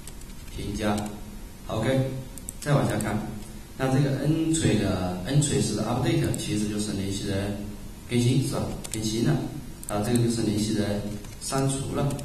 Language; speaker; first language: Chinese; native; Chinese